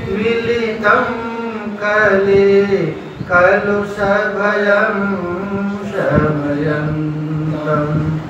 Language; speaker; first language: Hindi; non-native, local second language; Bangla